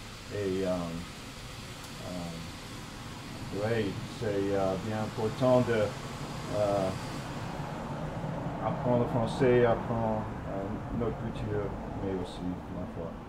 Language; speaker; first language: French; non-native, fluent; English